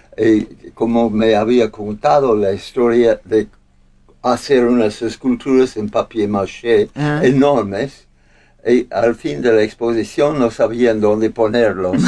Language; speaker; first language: Spanish; non-native, learner; English